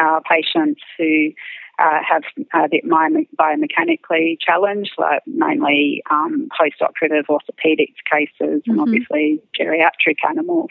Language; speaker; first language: English; native; English